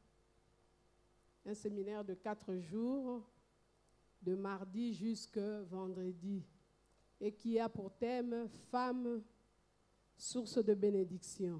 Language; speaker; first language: French; non-native, local second language; Lingala